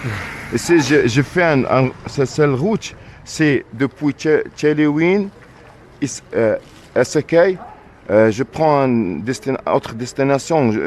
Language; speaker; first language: French; non-native, learner; Arabic